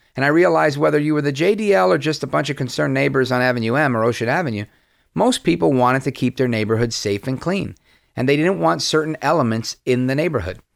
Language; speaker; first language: English; early bilingual, other home language; Spanish